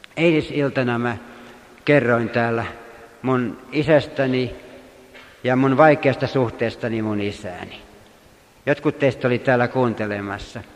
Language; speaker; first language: Finnish; native; Finnish